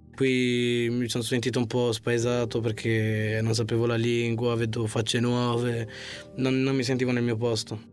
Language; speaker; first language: Italian; early bilingual, other home language; Arabic